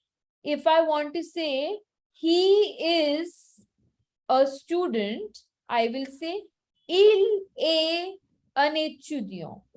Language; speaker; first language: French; non-native, fluent; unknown